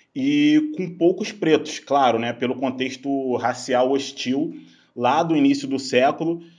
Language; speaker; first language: Portuguese; native; Portuguese